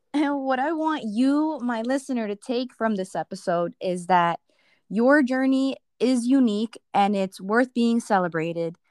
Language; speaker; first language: English; early bilingual, other home language; Spanish